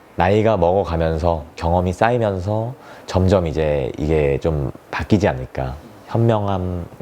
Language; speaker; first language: Korean; native; Korean